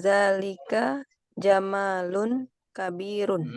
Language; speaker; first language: Arabic; non-native, learner; Indonesian